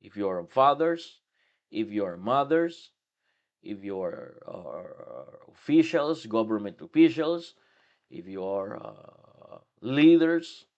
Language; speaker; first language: English; non-native, local second language; Filipino